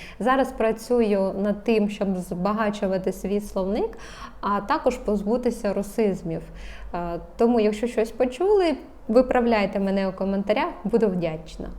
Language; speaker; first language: Ukrainian; non-native, local second language; Russian